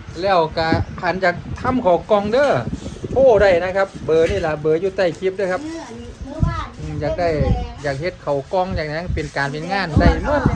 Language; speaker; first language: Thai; non-native, local second language; Northeastern Thai